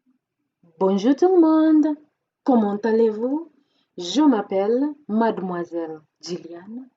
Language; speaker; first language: French; non-native, fluent; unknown